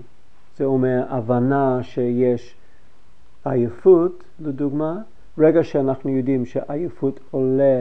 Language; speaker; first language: Hebrew; non-native, fluent; English